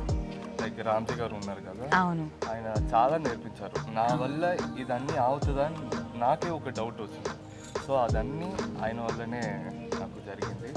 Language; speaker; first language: Telugu; non-native, fluent; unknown